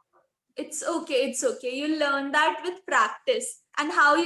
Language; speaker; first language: English; non-native, local second language; Hindi